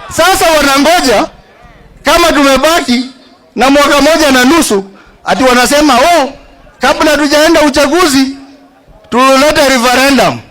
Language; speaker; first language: Swahili; native; Swahili